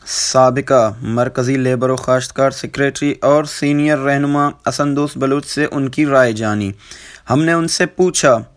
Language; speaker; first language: Urdu; non-native, local second language; Baluchi